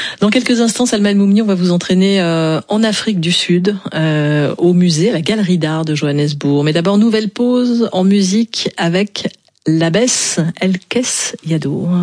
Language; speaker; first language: French; native; French